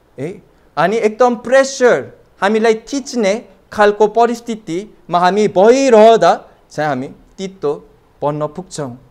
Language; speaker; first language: Nepali; non-native, fluent; Korean